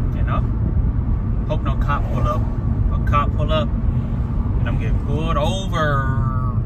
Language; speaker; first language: English; native; English